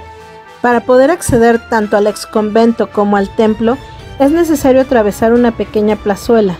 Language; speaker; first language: Spanish; native; Spanish